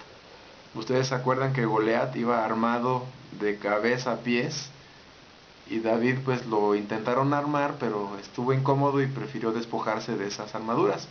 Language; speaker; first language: Spanish; native; Spanish